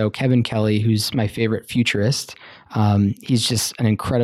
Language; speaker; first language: English; native; English